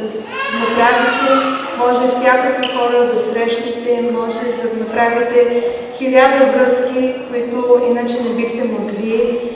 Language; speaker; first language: Bulgarian; early bilingual, heritage; Bulgarian